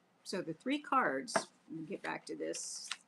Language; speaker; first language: English; native; English